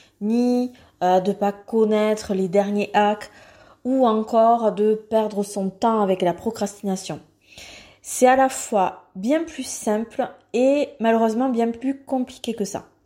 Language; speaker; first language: French; native; French